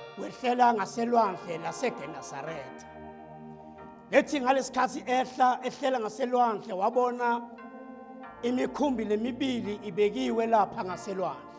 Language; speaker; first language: Zulu; non-native, local second language; Swati